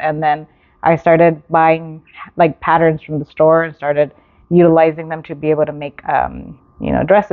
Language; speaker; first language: English; native; English